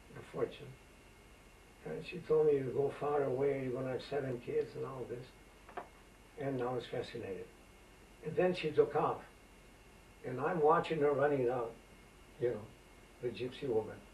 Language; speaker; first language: English; non-native, fluent; Greek